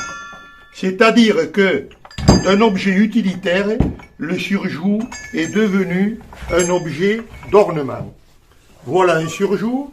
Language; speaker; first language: French; native; French